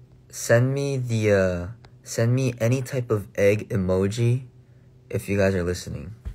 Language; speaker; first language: English; early bilingual, other home language; Korean